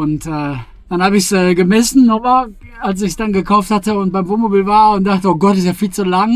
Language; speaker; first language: German; native; German